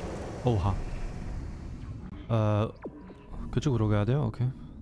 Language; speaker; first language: Korean; non-native, fluent; German